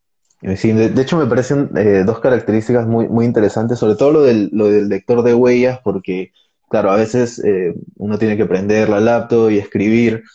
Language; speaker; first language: Spanish; native; Spanish